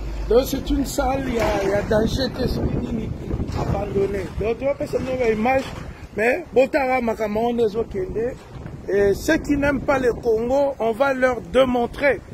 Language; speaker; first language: French; non-native, local second language; Lingala